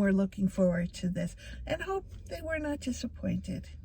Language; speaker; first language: English; native; English